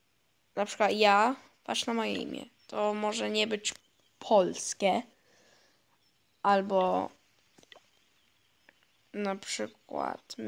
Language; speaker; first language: Polish; early bilingual, heritage; Polish